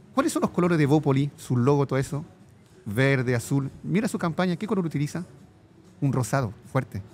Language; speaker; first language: Spanish; non-native, fluent; French